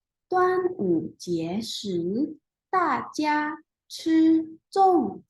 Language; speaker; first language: Chinese; non-native, fluent; Indonesian